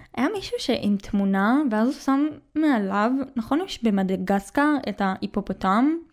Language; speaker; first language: Hebrew; native; Hebrew